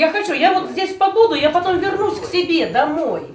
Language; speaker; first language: Russian; native; Russian